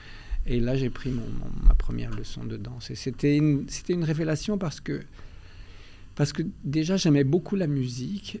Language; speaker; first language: French; early bilingual, other home language; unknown